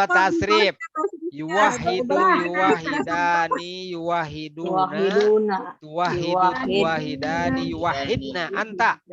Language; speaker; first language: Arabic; non-native, fluent; Indonesian